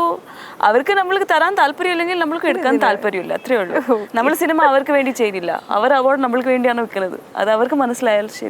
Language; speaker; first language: Malayalam; non-native, fluent; Tamil